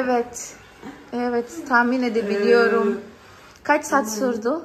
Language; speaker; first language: Turkish; non-native, fluent; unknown